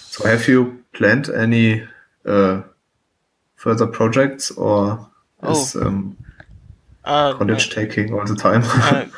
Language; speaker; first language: English; non-native, fluent; German